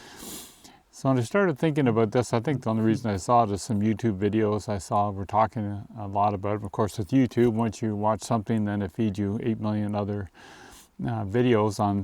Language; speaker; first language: English; native; English